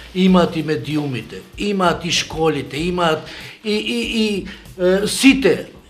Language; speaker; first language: Macedonian; non-native, local second language; Albanian